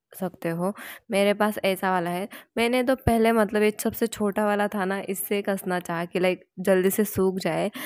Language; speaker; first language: Hindi; non-native, local second language; Marathi